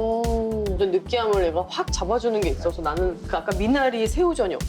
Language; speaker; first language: Korean; native; Korean